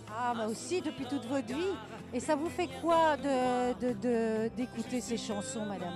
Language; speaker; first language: French; native; French